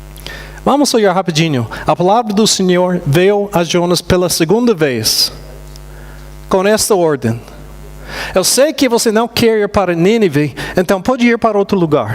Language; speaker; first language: Portuguese; non-native, fluent; English